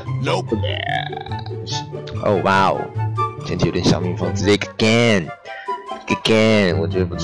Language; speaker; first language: Chinese; native; Chinese